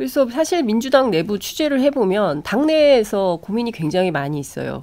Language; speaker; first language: Korean; native; Korean